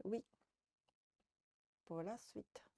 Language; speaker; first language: French; non-native, learner; Japanese